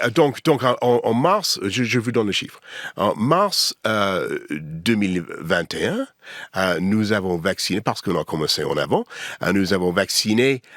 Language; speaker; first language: French; non-native, learner; English